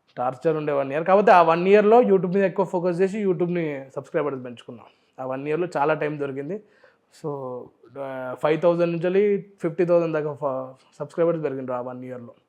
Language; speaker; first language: Telugu; non-native, local second language; Urdu